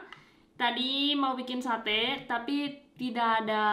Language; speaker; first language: Indonesian; non-native, fluent; Spanish